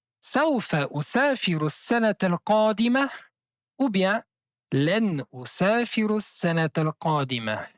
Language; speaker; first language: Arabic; non-native, fluent; French